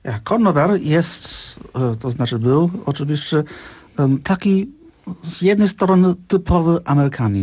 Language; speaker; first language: Polish; non-native, fluent; German